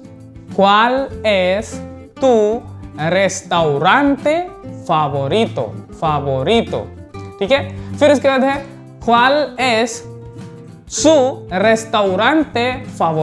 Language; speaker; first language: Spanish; non-native, learner; Hindi